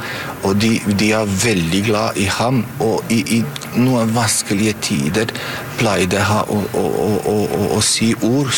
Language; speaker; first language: Norwegian; non-native, fluent; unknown